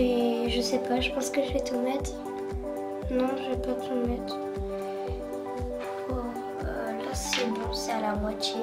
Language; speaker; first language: French; native; French